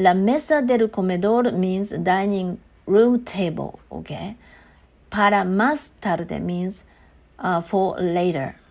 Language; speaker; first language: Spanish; non-native, learner; Japanese